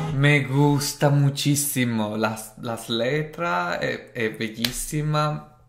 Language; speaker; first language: Spanish; non-native, learner; Italian